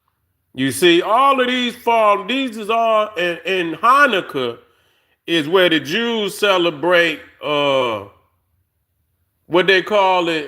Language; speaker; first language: English; native; English